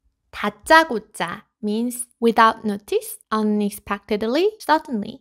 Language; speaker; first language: English; non-native, fluent; Korean